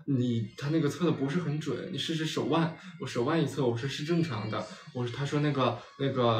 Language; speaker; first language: Chinese; native; Chinese